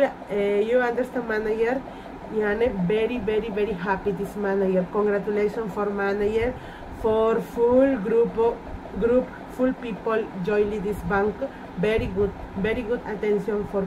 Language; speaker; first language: English; non-native, learner; Spanish